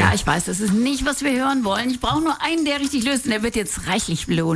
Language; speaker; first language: German; native; German